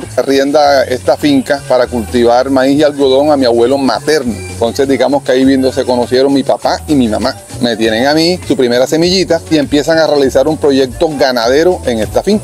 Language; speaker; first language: Spanish; native; Spanish